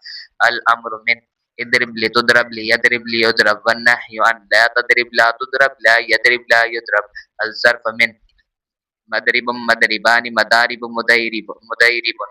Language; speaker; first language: Arabic; non-native, learner; Urdu